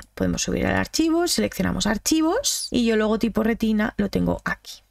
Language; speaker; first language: Spanish; native; Spanish